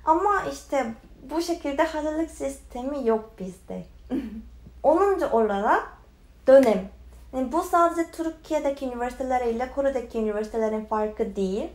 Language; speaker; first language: Turkish; non-native, fluent; Korean